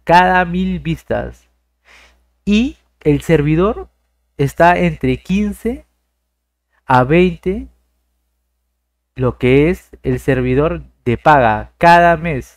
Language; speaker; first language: Spanish; native; Spanish